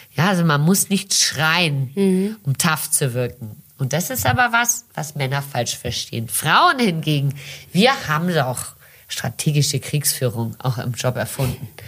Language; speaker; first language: German; early bilingual, heritage; German